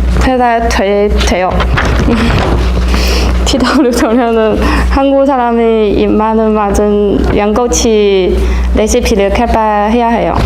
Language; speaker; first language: Korean; non-native, learner; Chinese